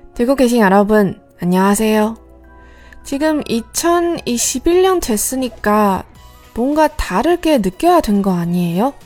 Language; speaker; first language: Korean; non-native, learner; Chinese